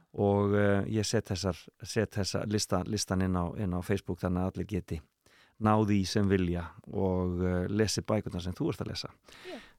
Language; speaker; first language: Icelandic; native; Icelandic